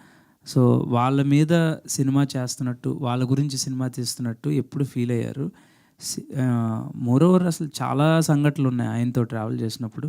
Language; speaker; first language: Telugu; native; Telugu